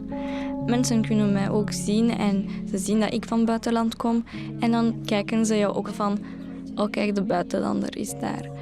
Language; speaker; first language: Dutch; early bilingual, other home language; Romanian